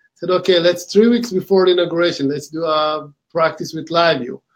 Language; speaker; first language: English; non-native, fluent; Hebrew